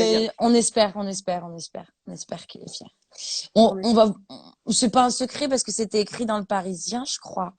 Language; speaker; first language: French; native; French